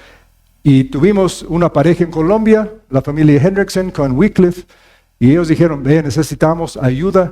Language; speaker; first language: Spanish; non-native, fluent; English